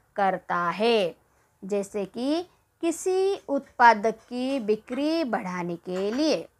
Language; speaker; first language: Hindi; non-native, local second language; Marathi